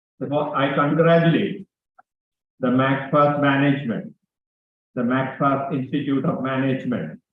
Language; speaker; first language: English; non-native, local second language; Malayalam